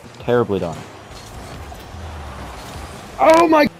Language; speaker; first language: English; native; English